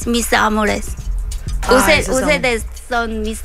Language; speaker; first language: Spanish; non-native, learner; Korean